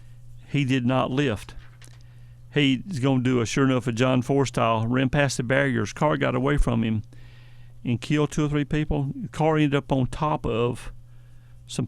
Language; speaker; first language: English; native; English